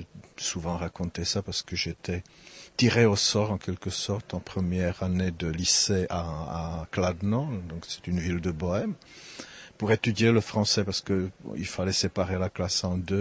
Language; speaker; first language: French; non-native, fluent; Czech